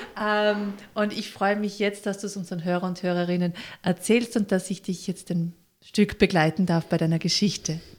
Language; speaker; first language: German; native; German